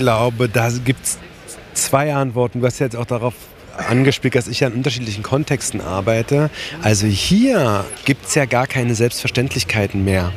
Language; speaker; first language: German; native; German